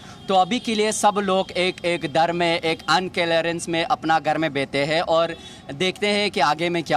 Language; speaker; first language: Hindi; non-native, fluent; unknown